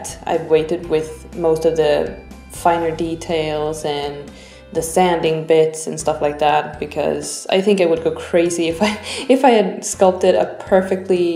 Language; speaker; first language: English; non-native, fluent; Swedish